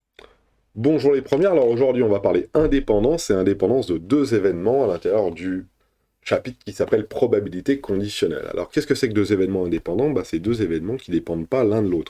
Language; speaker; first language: French; native; French